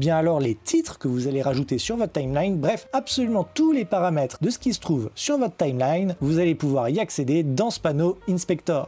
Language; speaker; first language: French; native; French